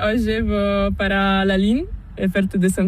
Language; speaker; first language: Spanish; non-native, learner; Italian